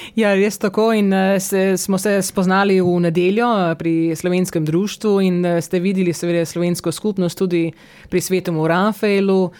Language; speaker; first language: Slovenian; early bilingual, heritage; Slovenian